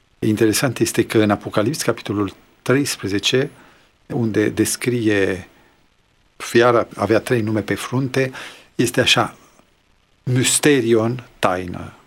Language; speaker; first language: Romanian; native; Romanian